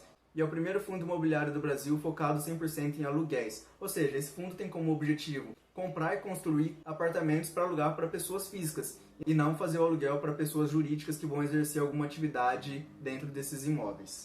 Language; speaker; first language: Portuguese; native; Portuguese